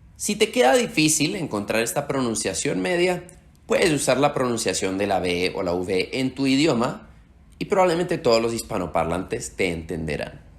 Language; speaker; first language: Spanish; early bilingual, heritage; Slovak